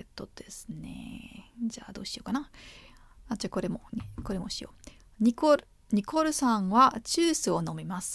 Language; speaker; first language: Japanese; non-native, fluent; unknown